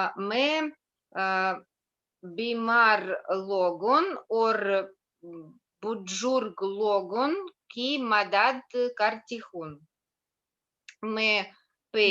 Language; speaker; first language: Hindi; non-native, learner; Russian